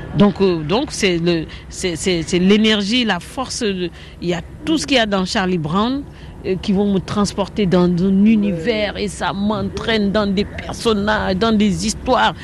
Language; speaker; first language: French; non-native, local second language; Wolof